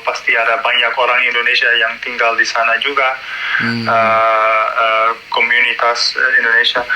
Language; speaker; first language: Indonesian; non-native, learner; Dutch